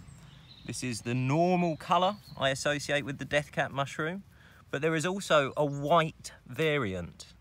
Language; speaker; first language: English; native; English